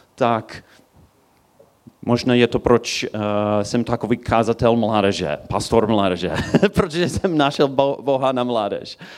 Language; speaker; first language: Czech; non-native, learner; English